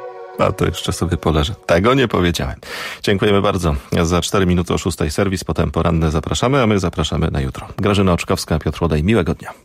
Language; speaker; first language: Polish; native; Polish